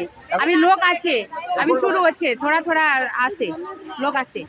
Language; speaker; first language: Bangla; non-native, learner; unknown